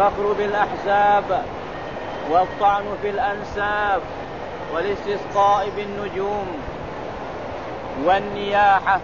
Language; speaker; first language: Arabic; non-native, fluent; Malay